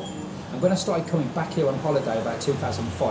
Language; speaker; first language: English; native; English